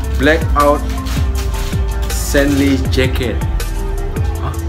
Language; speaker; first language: English; non-native, local second language; Malay